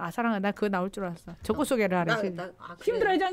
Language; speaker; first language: Korean; native; Korean